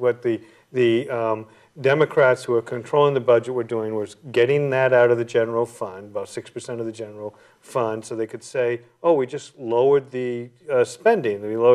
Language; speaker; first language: English; native; English